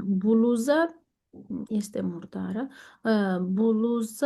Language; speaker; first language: Romanian; non-native, learner; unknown